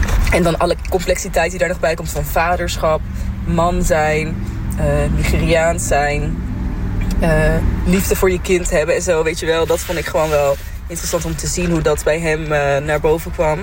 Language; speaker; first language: Dutch; native; Dutch